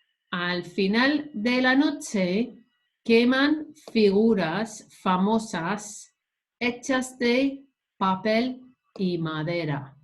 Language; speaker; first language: Spanish; non-native, fluent; English